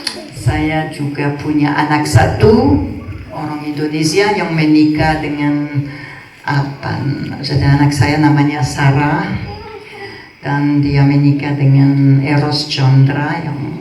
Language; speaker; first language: Indonesian; non-native, fluent; French